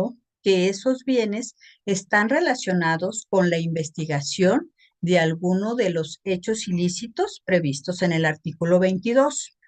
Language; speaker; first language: Spanish; native; Spanish